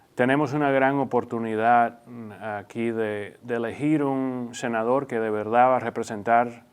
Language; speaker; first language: Spanish; native; Spanish